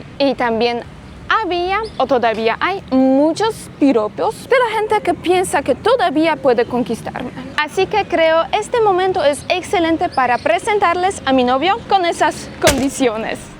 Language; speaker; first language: Spanish; non-native, fluent; Polish